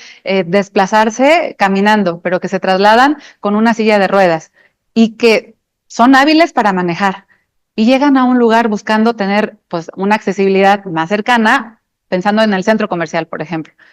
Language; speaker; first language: Spanish; native; Spanish